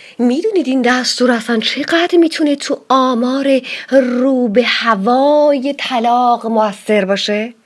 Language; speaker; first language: Persian; native; Persian